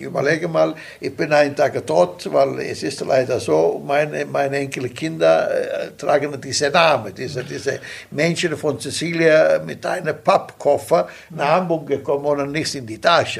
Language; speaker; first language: German; non-native, local second language; Italian